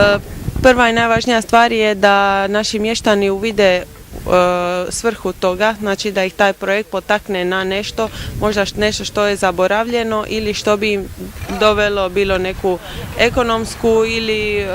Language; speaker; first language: Croatian; native; Croatian